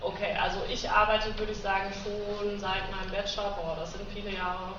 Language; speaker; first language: German; native; German